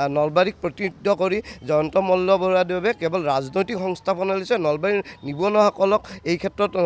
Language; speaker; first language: Assamese; native; Assamese